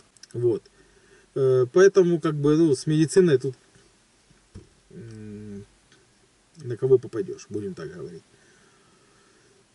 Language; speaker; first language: Russian; native; Russian